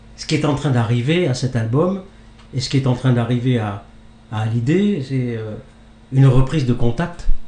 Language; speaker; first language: French; native; French